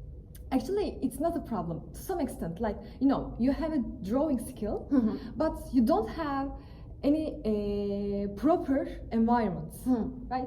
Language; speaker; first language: English; non-native, fluent; Turkish